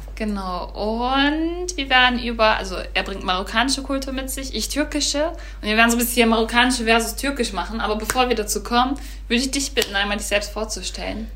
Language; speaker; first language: German; early bilingual, other home language; Turkish